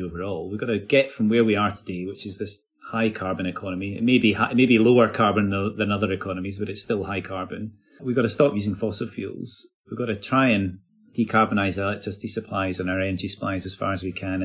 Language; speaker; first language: English; native; English